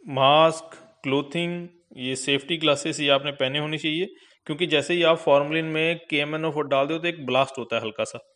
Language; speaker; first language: Hindi; non-native, local second language; Punjabi